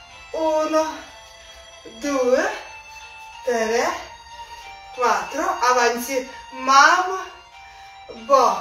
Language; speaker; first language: Italian; non-native, learner; Russian